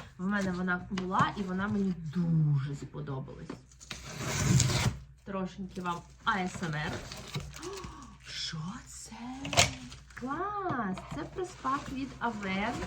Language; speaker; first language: Ukrainian; native; Ukrainian